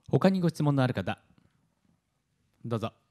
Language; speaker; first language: Japanese; native; Japanese